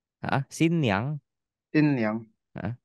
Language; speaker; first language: Chinese; non-native, fluent; Indonesian